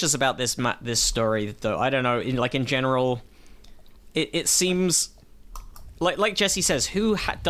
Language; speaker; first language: English; native; English